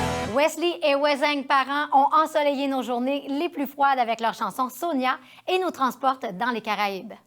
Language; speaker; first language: French; native; French